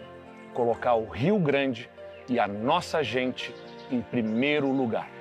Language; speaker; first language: Portuguese; native; Portuguese